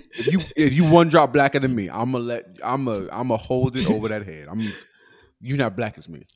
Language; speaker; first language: English; early bilingual, other home language; Yoruba